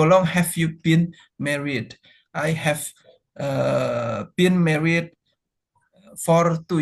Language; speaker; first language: English; non-native, fluent; Indonesian